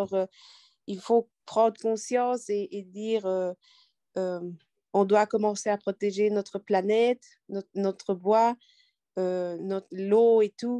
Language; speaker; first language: French; non-native, fluent; Quechua